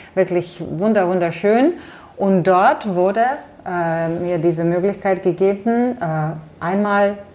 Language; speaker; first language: German; non-native, fluent; Latvian